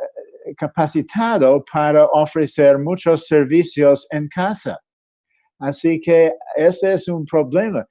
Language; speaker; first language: Spanish; non-native, fluent; English